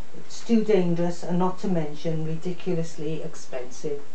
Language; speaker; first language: English; native; English